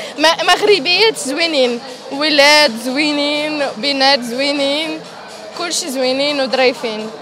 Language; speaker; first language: Arabic; non-native, learner; Russian